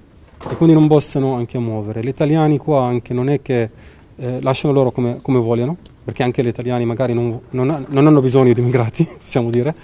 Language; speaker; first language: Italian; non-native, learner; Arabic